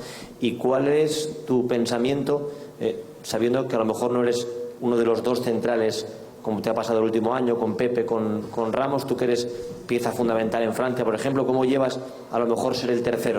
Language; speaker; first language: Spanish; native; Spanish